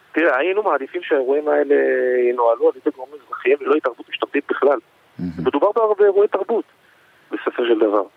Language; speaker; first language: Hebrew; native; Hebrew